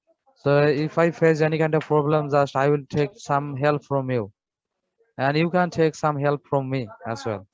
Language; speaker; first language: English; non-native, fluent; Bangla